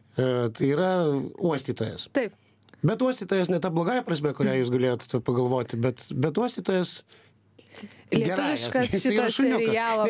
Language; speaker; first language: Lithuanian; native; Lithuanian